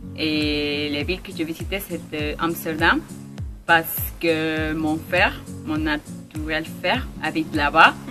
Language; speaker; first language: French; non-native, learner; Spanish